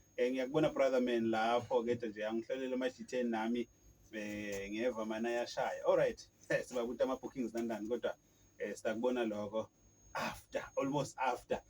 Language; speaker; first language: Zulu; non-native, local second language; Swati